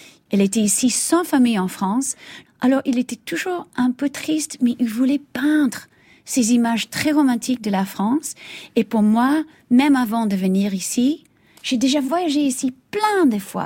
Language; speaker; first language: French; non-native, fluent; English